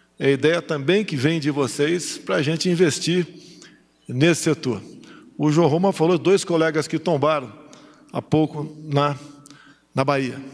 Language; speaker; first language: Portuguese; native; Portuguese